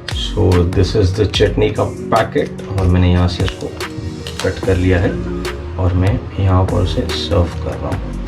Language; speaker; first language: Hindi; non-native, local second language; Marathi